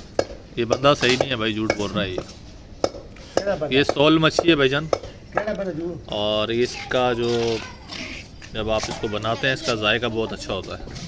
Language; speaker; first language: Urdu; native; Urdu